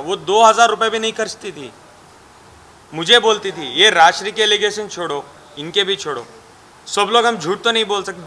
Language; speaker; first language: Hindi; native; Hindi